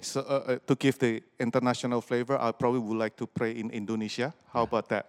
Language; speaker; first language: English; non-native, fluent; Indonesian